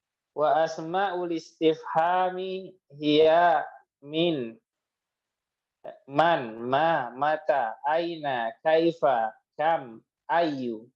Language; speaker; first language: Arabic; non-native, fluent; Indonesian